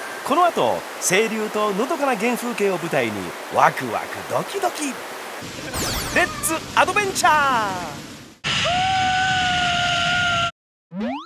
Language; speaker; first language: Japanese; native; Japanese